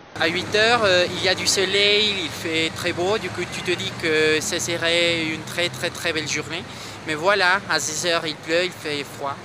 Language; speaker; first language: French; non-native, fluent; Spanish